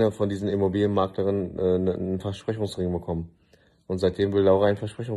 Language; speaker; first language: German; native; German